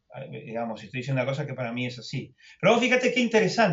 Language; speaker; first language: Spanish; native; Spanish